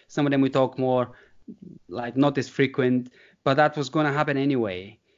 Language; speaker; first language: English; non-native, fluent; Bulgarian